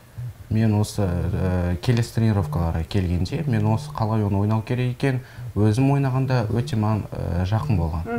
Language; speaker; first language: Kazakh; non-native, local second language; Russian